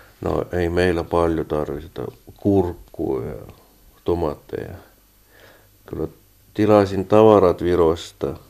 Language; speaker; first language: Finnish; non-native, learner; Estonian